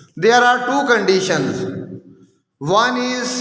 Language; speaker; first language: English; non-native, local second language; Urdu